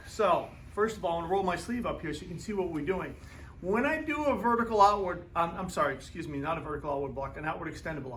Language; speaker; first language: English; native; English